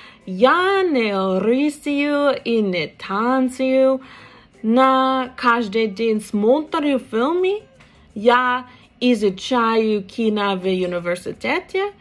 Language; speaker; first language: Russian; non-native, learner; English